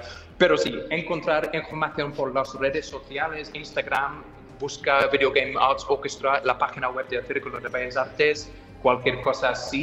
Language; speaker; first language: Spanish; non-native, fluent; English